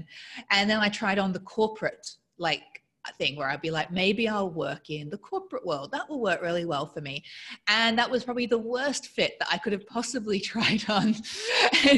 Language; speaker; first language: English; native; English